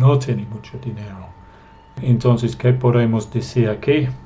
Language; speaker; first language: Spanish; non-native, fluent; English